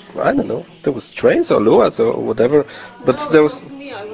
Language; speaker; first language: English; non-native, learner; Polish